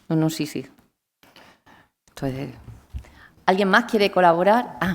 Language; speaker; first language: Spanish; native; Spanish